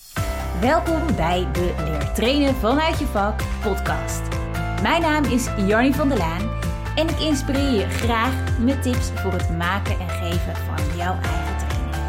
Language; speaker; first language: Dutch; native; Dutch